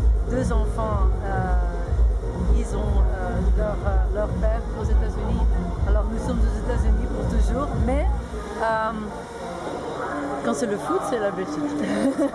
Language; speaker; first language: French; non-native, local second language; Dutch